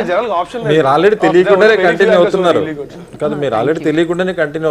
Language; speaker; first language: Telugu; native; Telugu